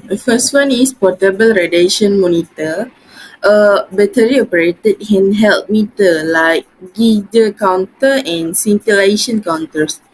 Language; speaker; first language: English; non-native, learner; Malay